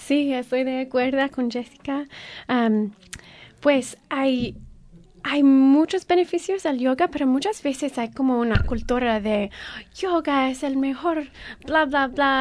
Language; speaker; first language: Spanish; early bilingual, heritage; Spanish